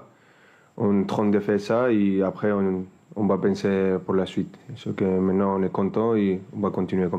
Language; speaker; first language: French; non-native, fluent; Spanish